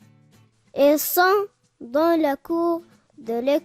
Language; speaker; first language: French; non-native, learner; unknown